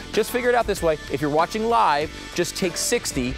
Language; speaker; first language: English; native; English